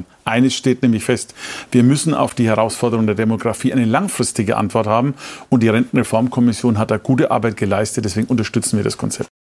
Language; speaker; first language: German; native; German